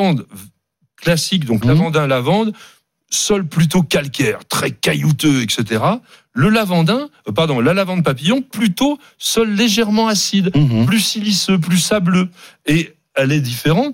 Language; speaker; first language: French; native; French